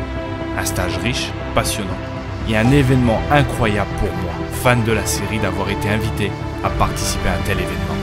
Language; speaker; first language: French; native; French